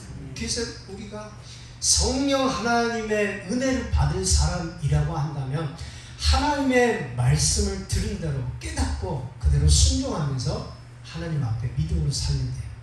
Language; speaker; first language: Korean; native; Korean